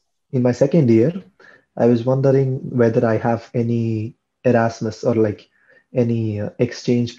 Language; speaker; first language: English; non-native, local second language; Tamil